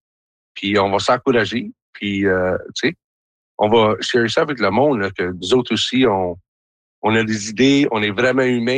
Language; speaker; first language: French; native; French